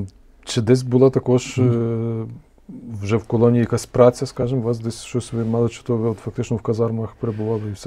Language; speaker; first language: Ukrainian; native; Ukrainian